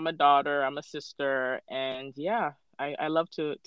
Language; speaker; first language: English; non-native, local second language; Akan